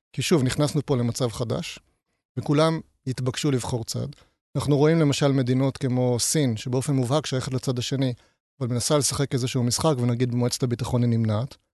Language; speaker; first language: Hebrew; native; Hebrew